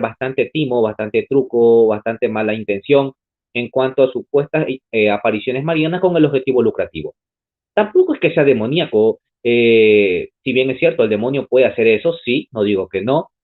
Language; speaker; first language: Spanish; native; Spanish